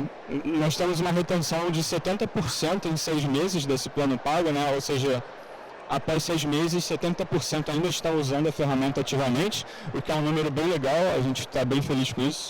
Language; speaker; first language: Portuguese; native; Portuguese